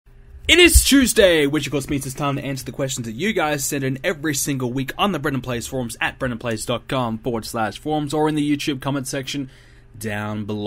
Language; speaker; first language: English; native; English